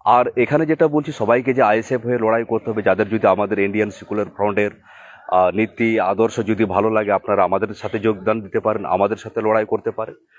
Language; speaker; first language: Bangla; non-native, local second language; Santali